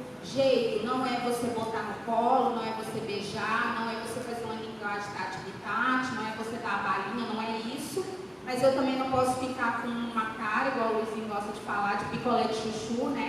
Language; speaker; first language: Portuguese; native; Portuguese